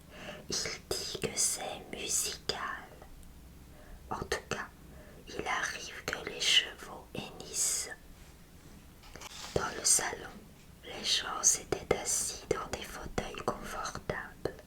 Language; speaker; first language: French; native; French